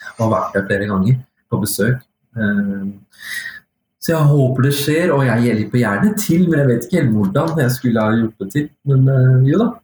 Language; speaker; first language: Norwegian; early bilingual, other home language; Urdu